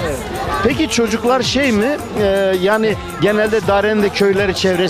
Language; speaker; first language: Turkish; native; Turkish